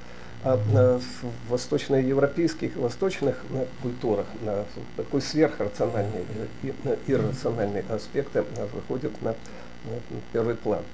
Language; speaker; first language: Russian; native; Russian